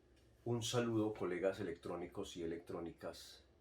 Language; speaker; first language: Spanish; native; Spanish